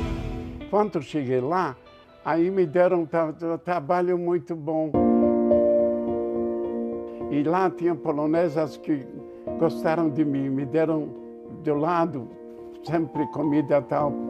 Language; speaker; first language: Portuguese; non-native, fluent; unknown